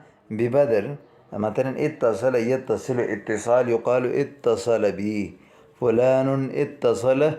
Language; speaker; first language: Arabic; non-native, fluent; Urdu